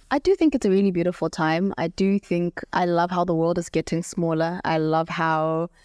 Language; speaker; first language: English; non-native, local second language; Southern Sotho